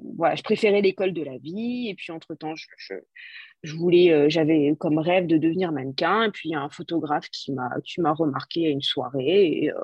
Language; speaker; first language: French; native; French